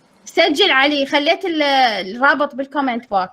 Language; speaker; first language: Arabic; native; Arabic